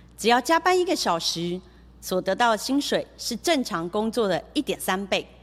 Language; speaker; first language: Chinese; early bilingual, heritage; Chinese